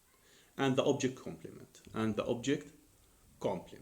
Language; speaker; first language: English; non-native, fluent; Arabic